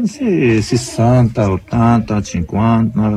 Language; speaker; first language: Italian; non-native, learner; Arabic